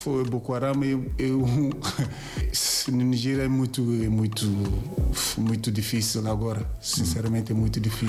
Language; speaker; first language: Portuguese; non-native, learner; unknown